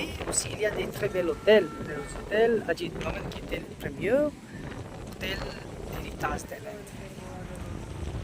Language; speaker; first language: French; non-native, learner; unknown